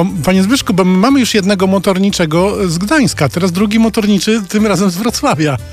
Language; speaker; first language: Polish; native; Polish